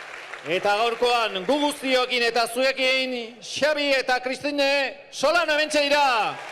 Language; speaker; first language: Basque; native; Basque